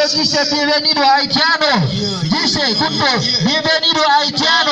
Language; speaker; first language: Spanish; non-native, learner; Haitian Creole